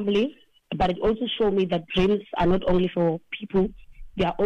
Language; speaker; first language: English; non-native, local second language; Tsonga